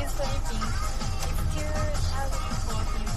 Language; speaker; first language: English; non-native, learner; Japanese